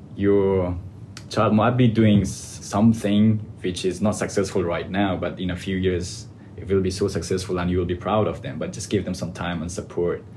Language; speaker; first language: English; non-native, fluent; Persian